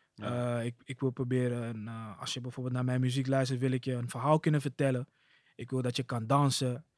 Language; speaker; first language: Dutch; early bilingual, other home language; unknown